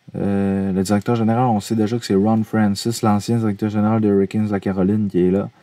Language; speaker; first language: French; native; French